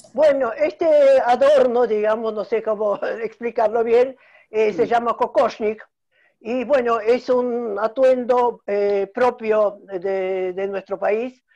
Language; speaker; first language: Spanish; non-native, fluent; Russian